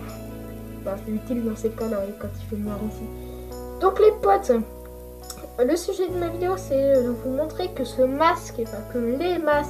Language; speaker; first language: French; native; French